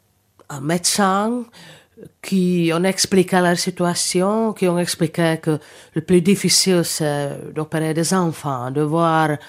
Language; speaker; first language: French; non-native, fluent; Czech